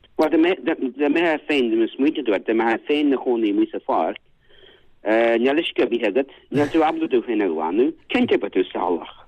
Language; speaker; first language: Irish; native; Irish